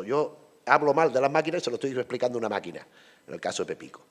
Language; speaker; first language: Spanish; native; Spanish